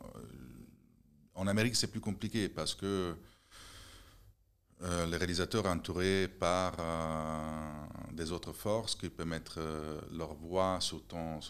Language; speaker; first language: French; non-native, fluent; Italian